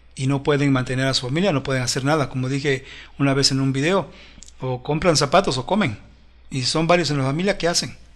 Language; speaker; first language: Spanish; native; Spanish